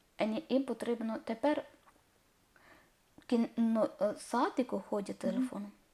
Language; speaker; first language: Ukrainian; non-native, learner; Malayalam